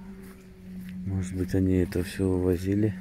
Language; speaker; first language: Russian; native; Russian